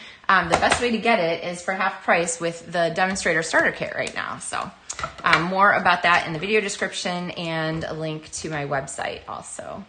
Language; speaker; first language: English; native; English